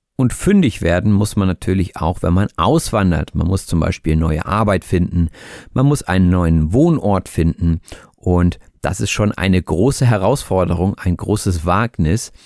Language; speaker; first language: German; native; German